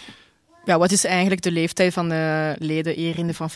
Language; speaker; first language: Dutch; non-native, local second language; French